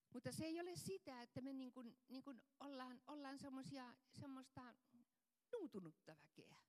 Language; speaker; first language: Finnish; non-native, fluent; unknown